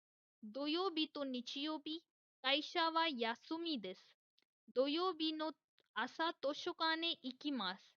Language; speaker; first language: Japanese; non-native, fluent; Hindi